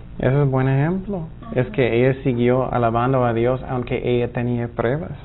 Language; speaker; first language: Spanish; non-native, fluent; English